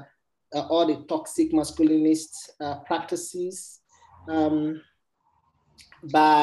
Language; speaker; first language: English; non-native, local second language; Igbo